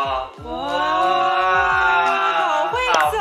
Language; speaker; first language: Chinese; native; Chinese